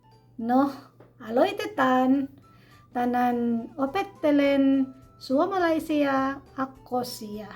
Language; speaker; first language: Finnish; non-native, learner; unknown